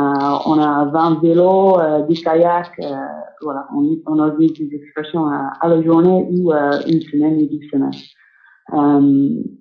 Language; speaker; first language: French; non-native, fluent; English